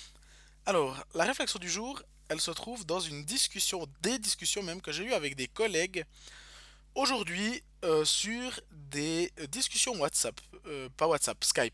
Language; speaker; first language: French; native; French